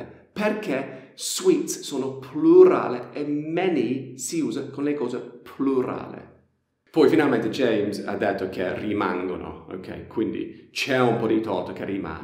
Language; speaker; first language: Italian; non-native, fluent; English